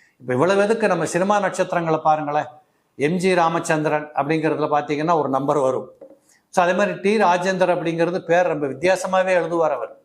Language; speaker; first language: Tamil; native; Tamil